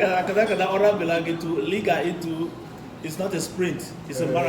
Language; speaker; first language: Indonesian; non-native, fluent; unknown